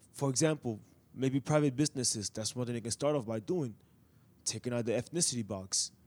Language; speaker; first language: English; native; English